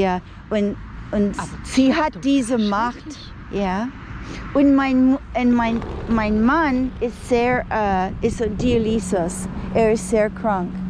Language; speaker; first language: German; non-native, fluent; English